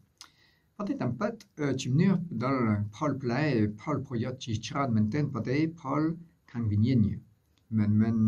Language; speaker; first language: Khmer; non-native, fluent; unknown